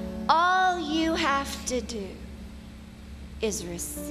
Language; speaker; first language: English; native; English